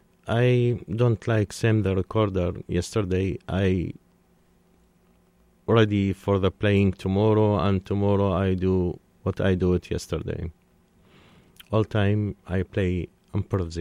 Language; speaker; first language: English; non-native, learner; Arabic